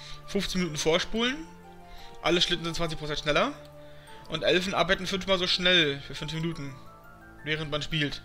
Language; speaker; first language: German; native; German